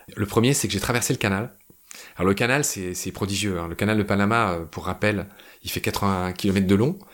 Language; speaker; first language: French; native; French